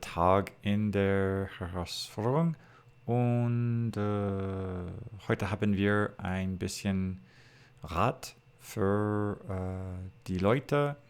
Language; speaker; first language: German; non-native, learner; English